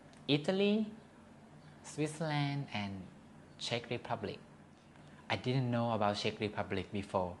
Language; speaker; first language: English; non-native, learner; Thai